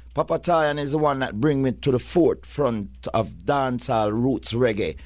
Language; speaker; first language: English; non-native, local second language; Jamaican Creole English